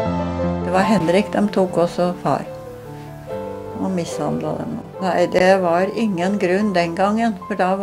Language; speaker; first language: Norwegian; native; Norwegian